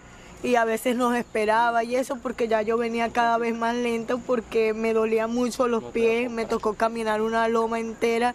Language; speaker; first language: Spanish; native; Spanish